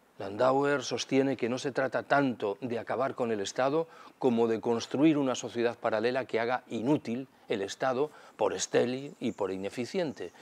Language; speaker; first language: Spanish; native; Spanish